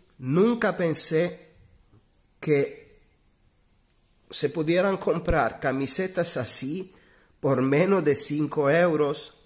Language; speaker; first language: Spanish; non-native, learner; Italian